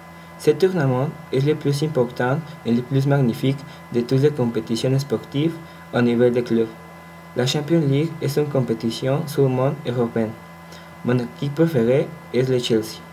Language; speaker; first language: French; non-native, learner; Spanish